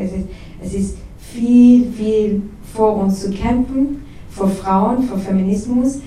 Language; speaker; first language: German; non-native, learner; Persian